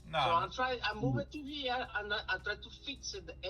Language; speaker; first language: English; non-native, learner; Spanish